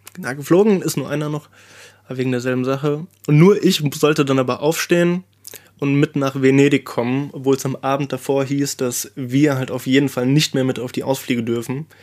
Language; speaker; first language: German; native; German